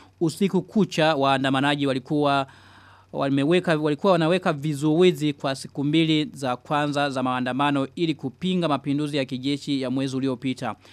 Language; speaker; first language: Swahili; non-native, local second language; Rundi